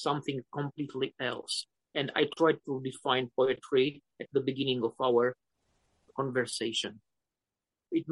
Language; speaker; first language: English; non-native, fluent; Romanian